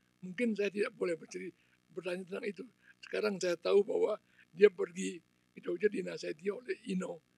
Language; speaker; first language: Indonesian; non-native, local second language; Balinese